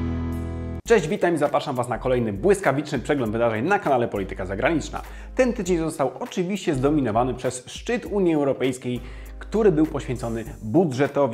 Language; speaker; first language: Polish; native; Polish